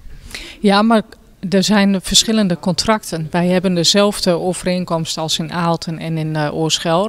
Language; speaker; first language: Dutch; native; Dutch